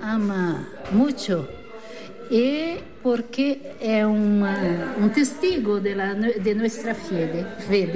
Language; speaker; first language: Spanish; non-native, learner; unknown